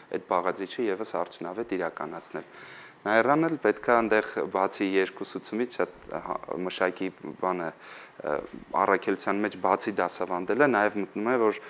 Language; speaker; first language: Armenian; native; Armenian